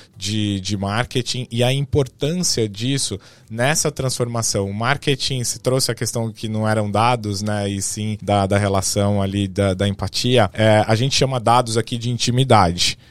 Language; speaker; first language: Portuguese; native; Portuguese